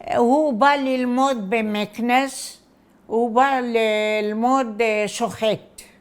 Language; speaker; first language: Hebrew; non-native, fluent; Arabic